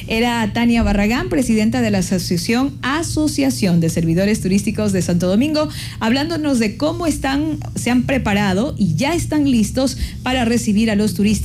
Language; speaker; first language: Spanish; native; Spanish